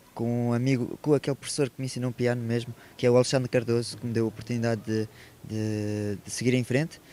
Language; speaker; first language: Portuguese; early bilingual, heritage; French